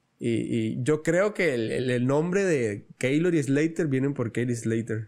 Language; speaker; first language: Spanish; native; Spanish